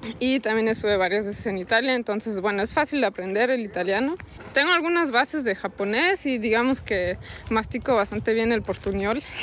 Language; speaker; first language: Spanish; early bilingual, heritage; Spanish